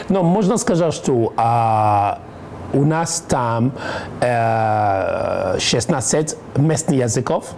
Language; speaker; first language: Russian; non-native, learner; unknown